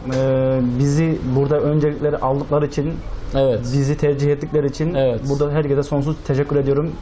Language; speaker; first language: Turkish; native; Turkish